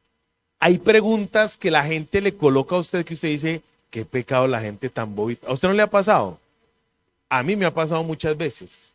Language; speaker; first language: Spanish; native; Spanish